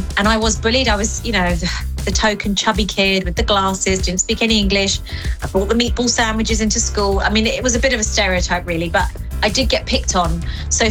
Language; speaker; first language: English; early bilingual, other home language; Greek